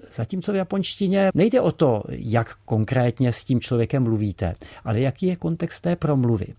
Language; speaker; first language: Czech; native; Czech